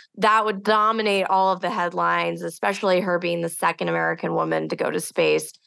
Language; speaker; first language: English; native; English